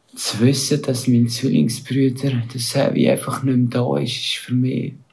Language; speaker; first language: German; native; German